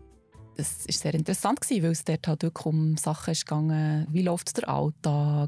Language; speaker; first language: German; native; German